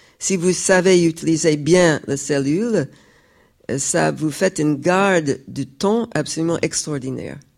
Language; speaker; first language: French; non-native, fluent; English